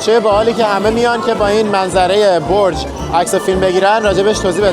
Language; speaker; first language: Persian; native; Persian